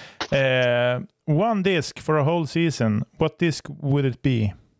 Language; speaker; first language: English; non-native, fluent; Swedish